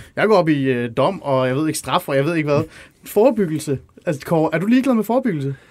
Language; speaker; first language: Danish; early bilingual, other home language; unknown